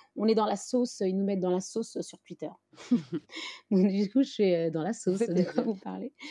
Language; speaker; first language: French; native; French